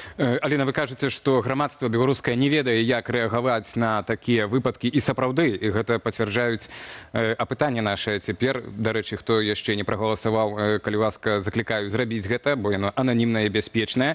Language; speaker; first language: Belarusian; native; Belarusian